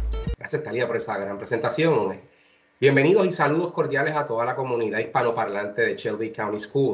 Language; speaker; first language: Spanish; non-native, local second language; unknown